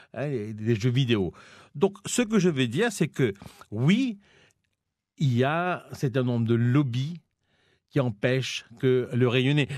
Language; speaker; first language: French; non-native, local second language; Morisyen